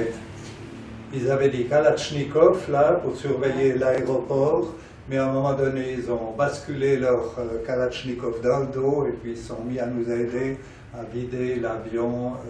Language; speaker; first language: French; native; French